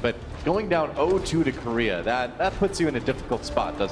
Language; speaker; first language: English; native; English